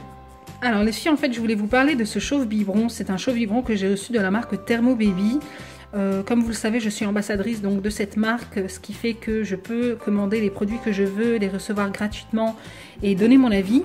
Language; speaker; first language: French; native; French